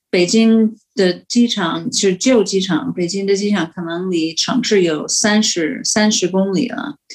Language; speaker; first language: Chinese; non-native, fluent; English